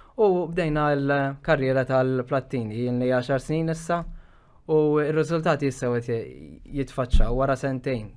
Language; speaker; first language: Maltese; native; Maltese